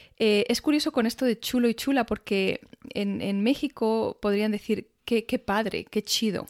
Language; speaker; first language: Spanish; native; Spanish